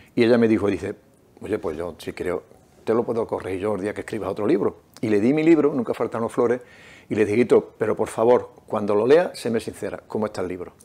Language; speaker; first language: Spanish; native; Spanish